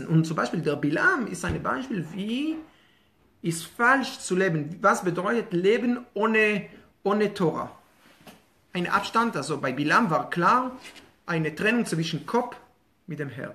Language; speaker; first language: German; non-native, fluent; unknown